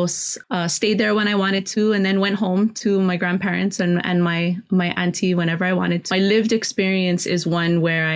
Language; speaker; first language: English; native; English